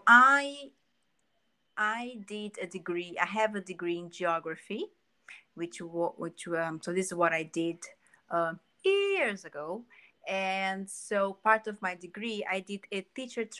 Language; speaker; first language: English; non-native, fluent; Portuguese